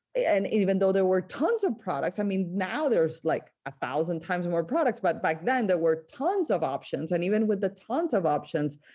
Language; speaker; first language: English; non-native, fluent; Spanish